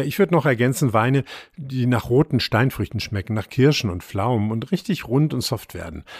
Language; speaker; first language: German; native; German